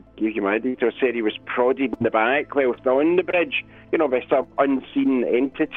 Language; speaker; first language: English; native; English